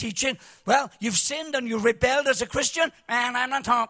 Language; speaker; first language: English; native; English